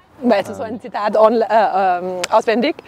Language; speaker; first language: German; native; German